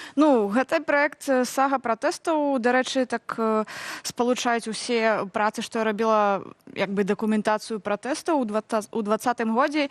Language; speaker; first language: Belarusian; native; Belarusian